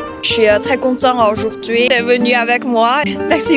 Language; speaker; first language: French; non-native, fluent; Chinese